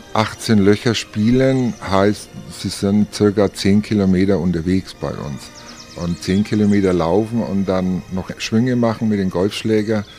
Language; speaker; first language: German; native; German